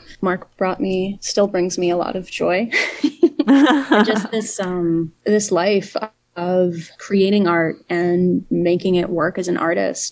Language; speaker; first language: English; native; English